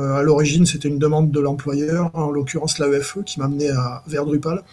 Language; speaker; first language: French; native; French